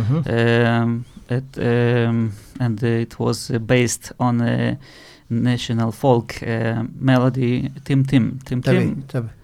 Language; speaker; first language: English; non-native, learner; Russian